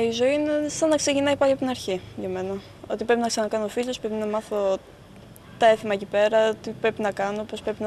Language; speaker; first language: Greek; early bilingual, other home language; Albanian